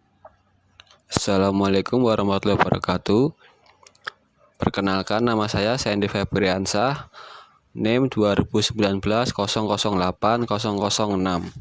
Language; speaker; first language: Indonesian; native; Indonesian